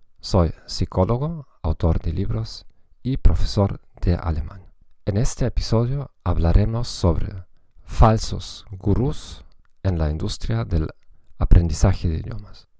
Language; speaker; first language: Spanish; non-native, fluent; German